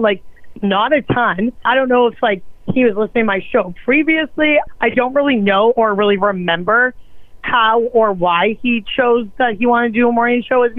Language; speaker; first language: English; native; English